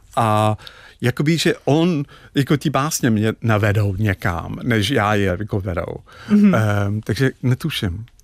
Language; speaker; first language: Czech; non-native, fluent; English